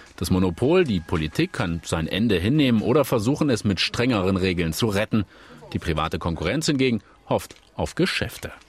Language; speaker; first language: German; native; German